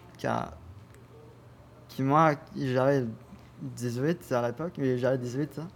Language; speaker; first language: French; non-native, learner; Spanish